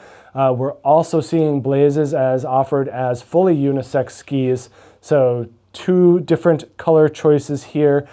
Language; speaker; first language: English; native; English